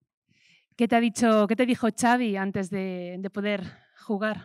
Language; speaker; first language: Spanish; non-native, local second language; Catalan